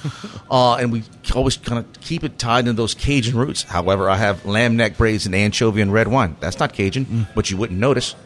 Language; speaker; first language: English; native; English